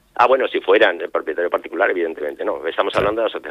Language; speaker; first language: Spanish; native; Spanish